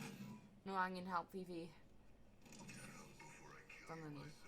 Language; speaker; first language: Welsh; non-native, learner; English